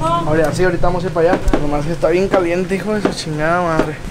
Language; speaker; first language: Spanish; early bilingual, heritage; Spanish